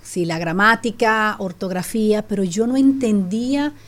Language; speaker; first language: Spanish; native; Spanish